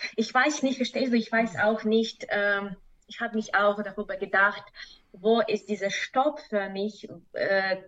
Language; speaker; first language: German; non-native, fluent; Russian